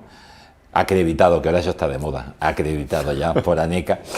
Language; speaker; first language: Spanish; native; Spanish